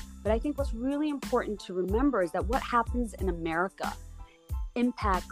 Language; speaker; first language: English; non-native, local second language; Bangla